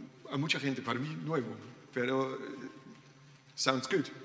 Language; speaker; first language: Spanish; non-native, learner; German